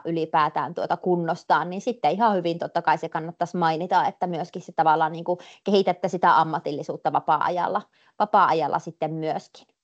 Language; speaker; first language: Finnish; native; Finnish